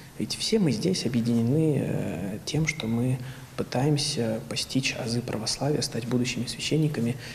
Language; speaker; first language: Russian; native; Russian